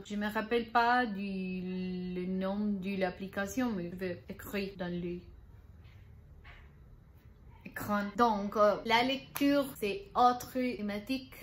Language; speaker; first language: French; non-native, learner; Spanish